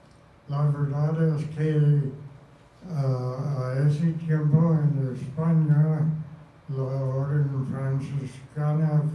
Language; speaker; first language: Spanish; non-native, fluent; English